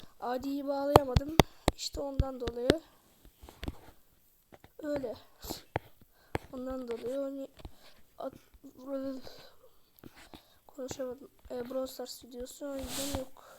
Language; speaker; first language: Turkish; native; Turkish